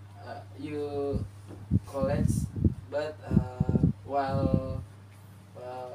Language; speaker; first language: English; non-native, learner; Indonesian